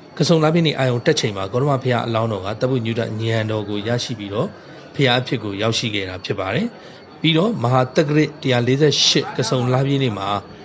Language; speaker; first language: Burmese; native; Burmese